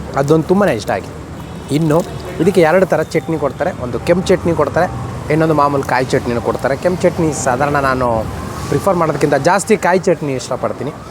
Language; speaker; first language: Kannada; native; Kannada